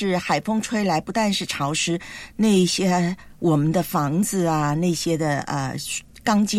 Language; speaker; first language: Chinese; native; Chinese